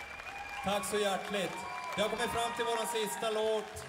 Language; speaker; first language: Swedish; native; Swedish